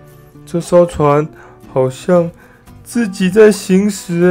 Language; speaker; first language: Chinese; native; Chinese